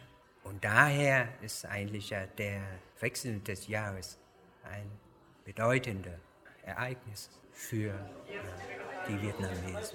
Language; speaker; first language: German; non-native, fluent; Vietnamese